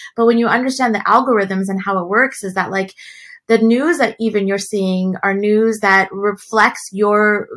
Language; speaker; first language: English; native; English